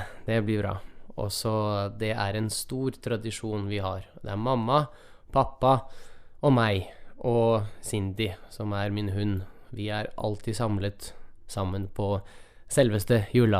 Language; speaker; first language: Norwegian; early bilingual, other home language; Russian